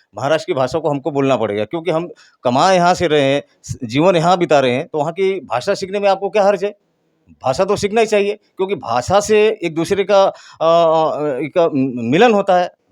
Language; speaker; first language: Hindi; native; Hindi